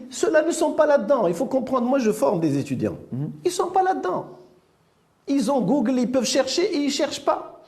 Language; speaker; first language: French; non-native, local second language; Arabic